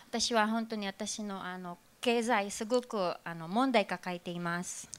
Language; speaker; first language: Japanese; non-native, fluent; Filipino